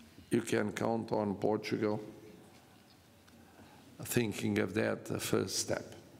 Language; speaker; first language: English; non-native, fluent; Portuguese